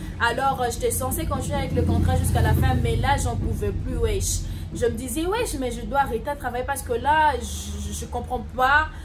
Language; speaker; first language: French; non-native, local second language; Lingala